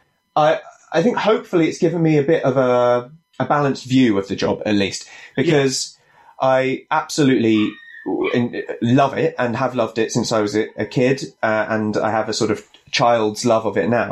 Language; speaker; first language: English; native; English